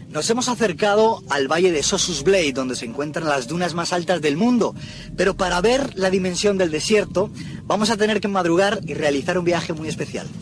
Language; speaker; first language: Spanish; native; Spanish